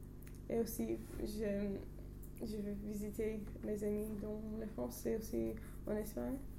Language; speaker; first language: French; non-native, learner; English